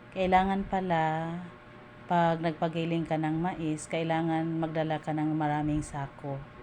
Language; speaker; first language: Filipino; non-native, local second language; Cebuano